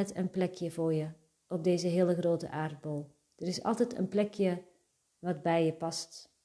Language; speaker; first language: Dutch; native; Dutch